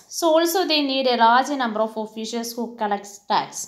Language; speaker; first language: English; non-native, local second language; Malayalam